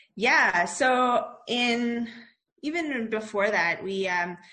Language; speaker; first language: English; native; English